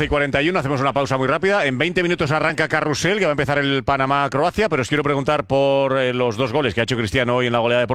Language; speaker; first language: Spanish; native; Spanish